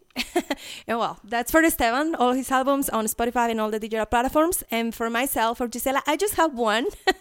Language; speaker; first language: English; non-native, fluent; Spanish